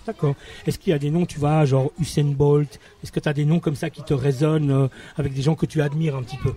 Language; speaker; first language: French; native; French